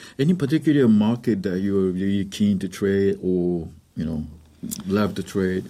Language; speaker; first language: English; non-native, fluent; Japanese